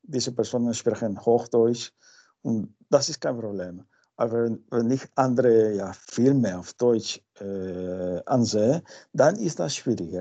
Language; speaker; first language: German; non-native, fluent; Spanish